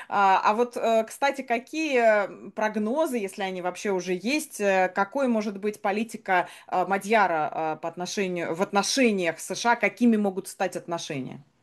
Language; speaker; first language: Russian; native; Russian